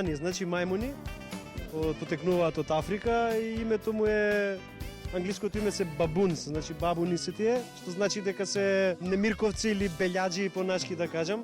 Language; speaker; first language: Macedonian; native; Macedonian